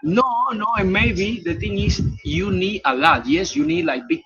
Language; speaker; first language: English; non-native, learner; Spanish